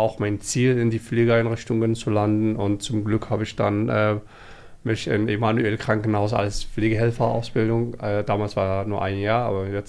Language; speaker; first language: German; non-native, learner; Somali